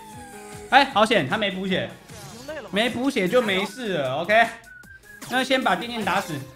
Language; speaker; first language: Chinese; native; Chinese